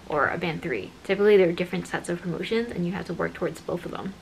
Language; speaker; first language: English; native; English